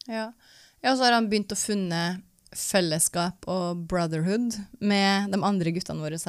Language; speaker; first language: Norwegian; native; Norwegian